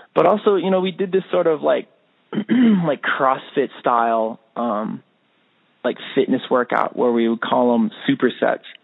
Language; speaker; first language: English; native; English